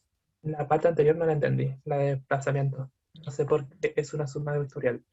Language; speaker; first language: Spanish; native; Spanish